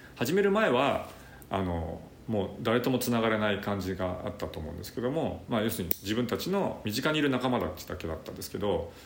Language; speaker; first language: Japanese; native; Japanese